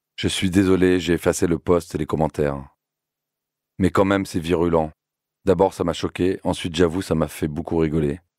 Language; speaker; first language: French; native; French